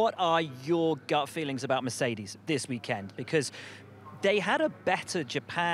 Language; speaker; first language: English; native; English